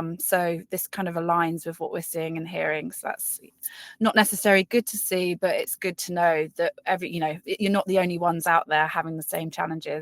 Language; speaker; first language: English; native; English